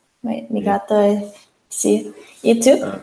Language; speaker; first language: Spanish; non-native, learner; English